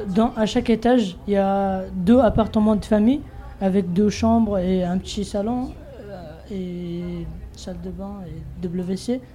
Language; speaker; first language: French; non-native, fluent; Bangla